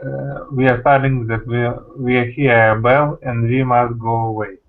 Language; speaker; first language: English; non-native, learner; Russian